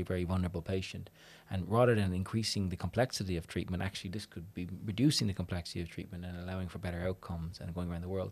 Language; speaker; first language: English; native; English